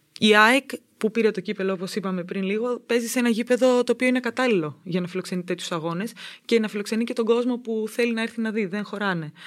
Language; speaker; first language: Greek; native; Greek